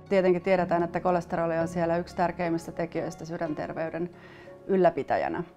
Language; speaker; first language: Finnish; native; Finnish